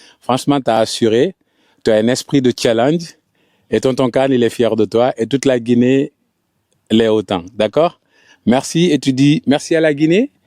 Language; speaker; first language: French; non-native, local second language; Fula